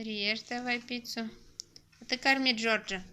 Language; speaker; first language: Russian; native; Russian